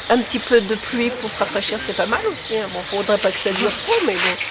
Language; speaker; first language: French; native; French